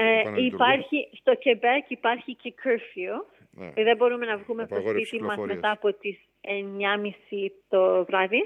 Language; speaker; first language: Greek; early bilingual, heritage; English